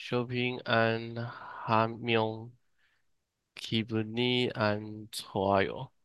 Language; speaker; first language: Korean; non-native, learner; Chinese